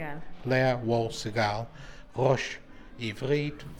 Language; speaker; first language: Hebrew; non-native, learner; English